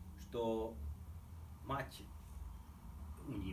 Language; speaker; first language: Russian; non-native, fluent; Hungarian